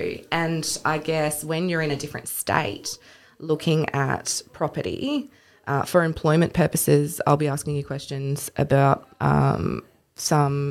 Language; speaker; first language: English; native; English